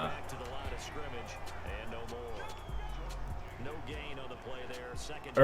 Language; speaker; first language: English; native; English